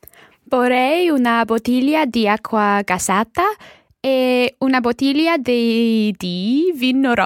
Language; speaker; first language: Italian; non-native, learner; English